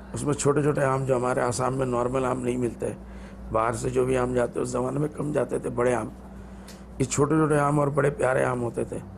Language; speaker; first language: Hindi; non-native, local second language; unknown